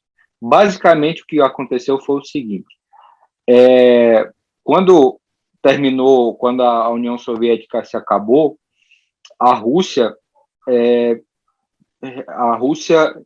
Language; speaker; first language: Portuguese; early bilingual, heritage; Portuguese